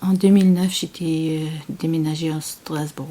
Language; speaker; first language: French; non-native, learner; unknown